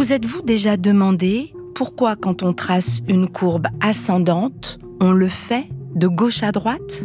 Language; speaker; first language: French; native; French